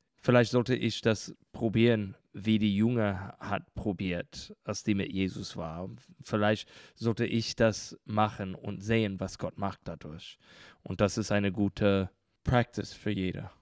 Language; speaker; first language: German; non-native, learner; English